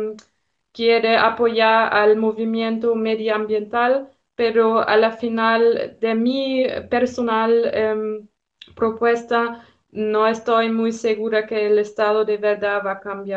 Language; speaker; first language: Spanish; non-native, fluent; German